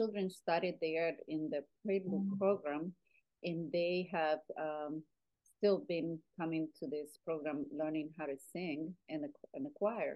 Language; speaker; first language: English; non-native, fluent; Spanish